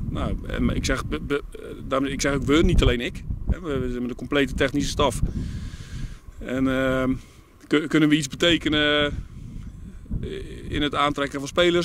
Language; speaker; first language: Dutch; native; Dutch